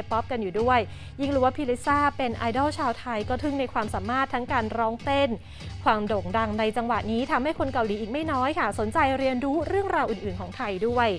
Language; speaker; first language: Thai; native; Thai